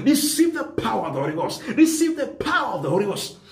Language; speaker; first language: English; non-native, local second language; Swahili